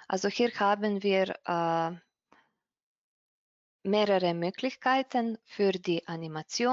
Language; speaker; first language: German; non-native, fluent; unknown